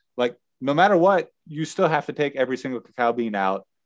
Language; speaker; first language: English; native; English